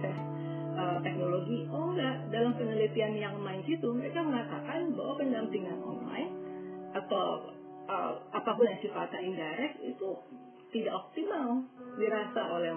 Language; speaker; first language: Indonesian; native; Indonesian